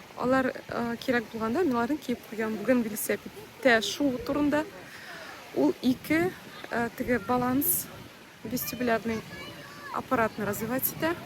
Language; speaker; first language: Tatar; non-native, local second language; Russian